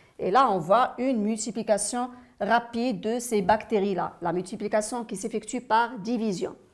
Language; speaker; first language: French; non-native, local second language; Arabic